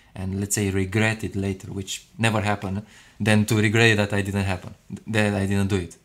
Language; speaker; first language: English; non-native, fluent; Romanian